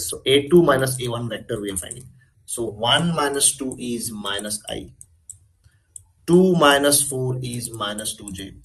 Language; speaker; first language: English; non-native, local second language; Hindi